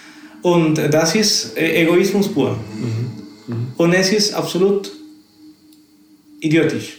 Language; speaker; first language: German; non-native, fluent; Spanish